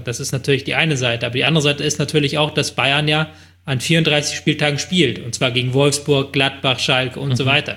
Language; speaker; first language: German; native; German